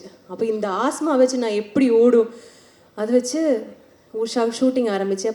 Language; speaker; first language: Tamil; non-native, learner; Malayalam